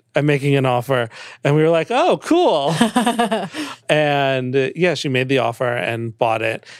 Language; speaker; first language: English; native; English